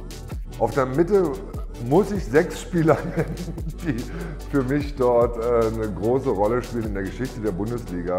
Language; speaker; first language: German; native; German